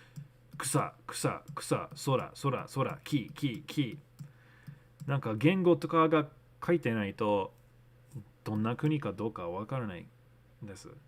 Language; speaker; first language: Japanese; non-native, learner; English